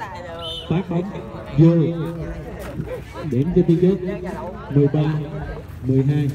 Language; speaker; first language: Vietnamese; native; Vietnamese